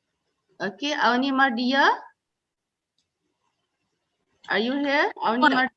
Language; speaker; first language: English; non-native, local second language; Malay